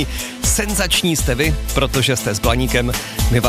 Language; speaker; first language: Czech; native; Czech